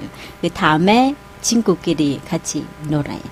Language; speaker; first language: Korean; non-native, learner; Thai